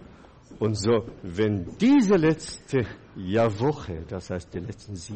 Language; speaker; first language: German; non-native, fluent; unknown